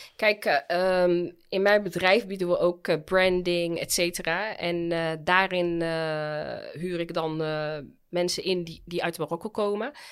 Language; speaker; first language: Dutch; early bilingual, other home language; Arabic